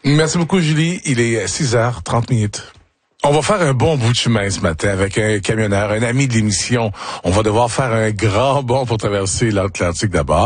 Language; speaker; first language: French; native; French